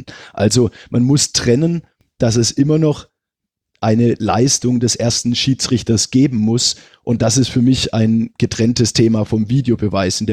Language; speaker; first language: German; native; German